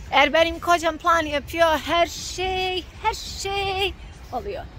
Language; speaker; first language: Turkish; non-native, learner; Bosnian